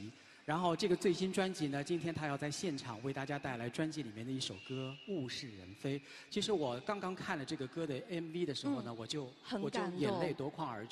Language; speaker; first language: Chinese; native; Chinese